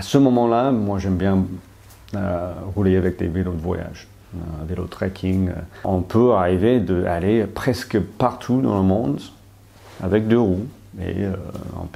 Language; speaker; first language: French; non-native, fluent; English